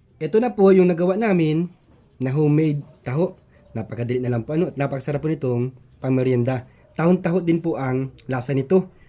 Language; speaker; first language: Filipino; native; Filipino